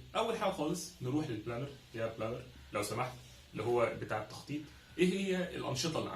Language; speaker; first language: Arabic; native; Arabic